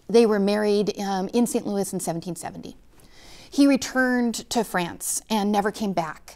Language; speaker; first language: English; native; English